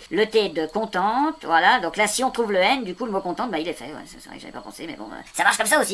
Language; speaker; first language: French; native; French